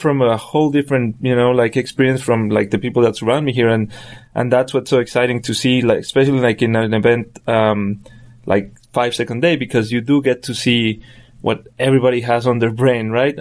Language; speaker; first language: English; non-native, fluent; Spanish